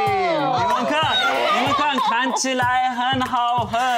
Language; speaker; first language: Chinese; non-native, fluent; Turkish